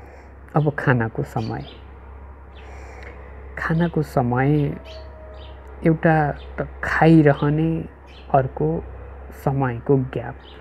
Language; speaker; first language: Nepali; native; Nepali